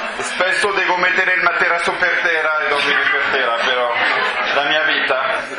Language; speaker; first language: Italian; non-native, fluent; French